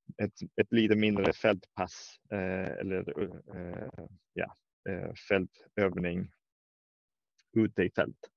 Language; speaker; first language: Swedish; non-native, fluent; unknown